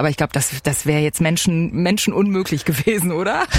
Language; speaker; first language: German; native; German